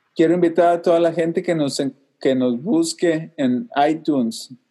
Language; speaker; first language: Spanish; native; Spanish